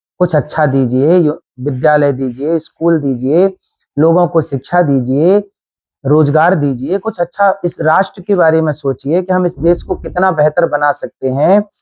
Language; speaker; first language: Hindi; native; Hindi